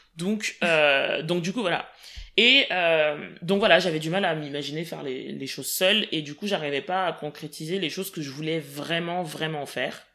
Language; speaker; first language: French; native; French